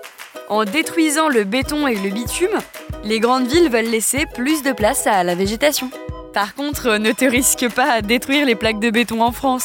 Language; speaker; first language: French; native; French